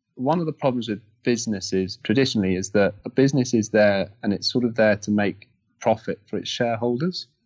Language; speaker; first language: English; native; English